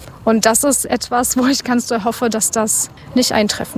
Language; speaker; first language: German; native; German